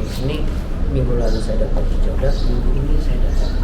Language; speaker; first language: Indonesian; native; Indonesian